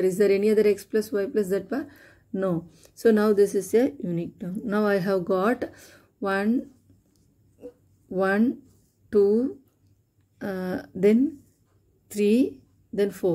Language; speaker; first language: English; non-native, local second language; Tamil